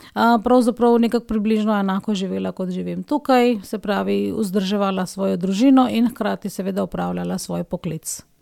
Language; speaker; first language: Slovenian; non-native, fluent; Hindi